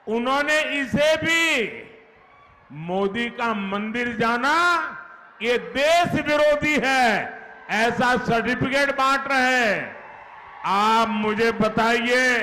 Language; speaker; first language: Hindi; native; Hindi